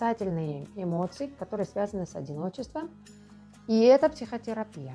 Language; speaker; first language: Russian; non-native, local second language; Georgian